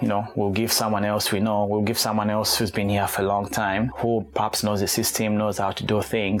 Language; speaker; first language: English; non-native, local second language; Kinyarwanda